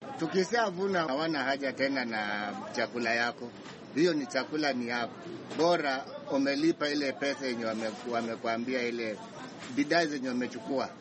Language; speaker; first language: Swahili; non-native, local second language; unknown